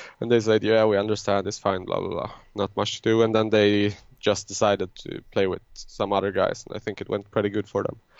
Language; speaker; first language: English; non-native, fluent; Swedish